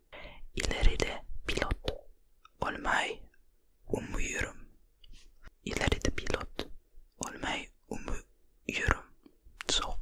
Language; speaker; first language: Turkish; non-native, learner; Finnish